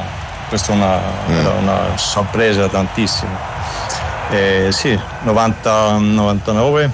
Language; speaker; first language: Italian; non-native, fluent; German